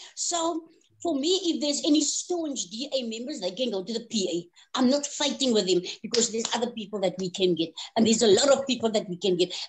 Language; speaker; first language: English; non-native, local second language; Afrikaans